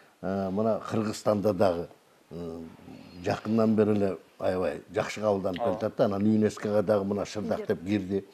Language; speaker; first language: Kyrgyz; native; Kyrgyz